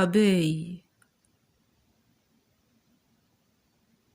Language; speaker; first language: French; non-native, local second language; Arabic